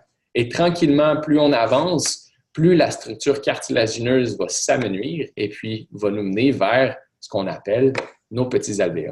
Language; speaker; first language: French; native; French